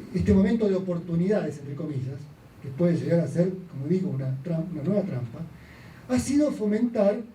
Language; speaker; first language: Spanish; native; Spanish